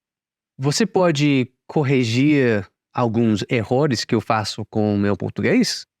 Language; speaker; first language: Portuguese; non-native, fluent; English